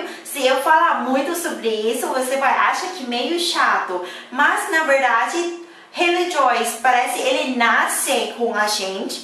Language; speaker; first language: Portuguese; non-native, fluent; Thai